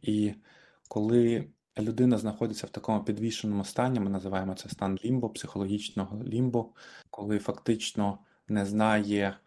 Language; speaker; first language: Ukrainian; native; Ukrainian